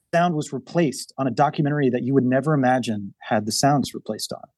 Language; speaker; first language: English; native; English